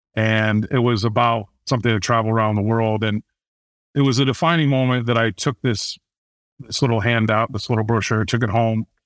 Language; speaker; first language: English; native; English